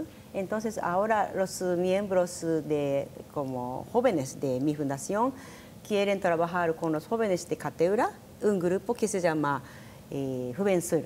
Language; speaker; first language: Spanish; non-native, learner; Japanese